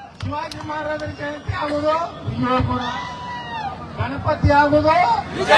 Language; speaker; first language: Kannada; native; Kannada